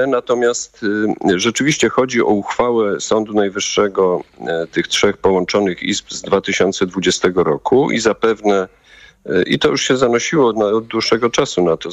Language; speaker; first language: Polish; native; Polish